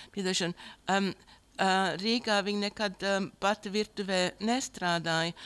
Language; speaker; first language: Latvian; early bilingual, heritage; Latvian